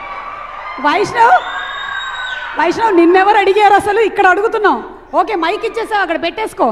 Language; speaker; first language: Telugu; native; Telugu